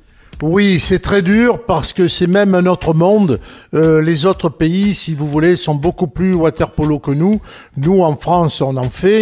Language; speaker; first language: French; native; French